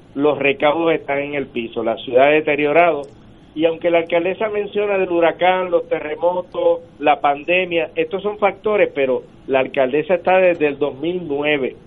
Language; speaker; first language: Spanish; native; Spanish